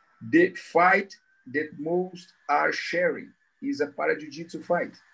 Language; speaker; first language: English; non-native, learner; Portuguese